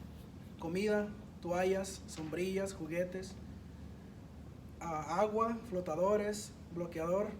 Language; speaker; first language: Spanish; native; Spanish